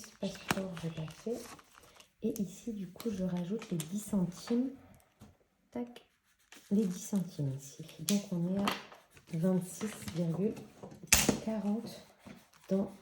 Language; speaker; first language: French; native; French